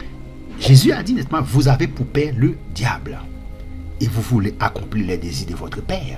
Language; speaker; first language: French; non-native, local second language; Haitian Creole